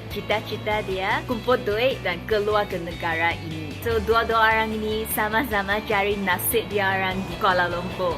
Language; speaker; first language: Malay; non-native, local second language; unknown